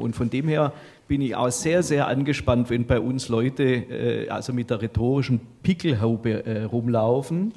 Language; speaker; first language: German; native; German